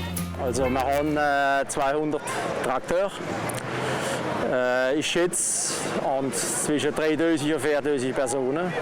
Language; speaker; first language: German; non-native, local second language; French